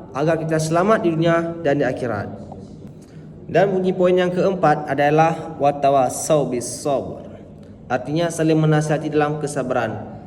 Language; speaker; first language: Malay; non-native, local second language; Achinese